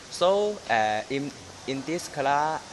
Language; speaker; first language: English; non-native, learner; Chinese